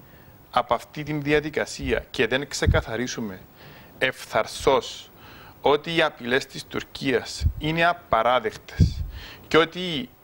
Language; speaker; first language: Greek; native; Greek